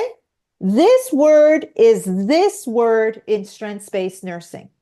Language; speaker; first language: English; native; English